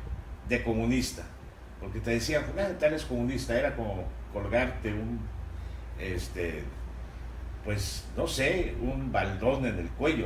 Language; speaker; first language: Spanish; native; Spanish